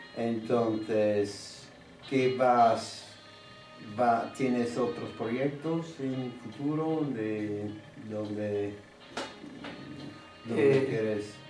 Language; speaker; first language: Spanish; non-native, fluent; Italian